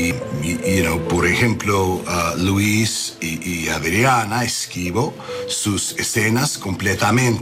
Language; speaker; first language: Spanish; non-native, learner; English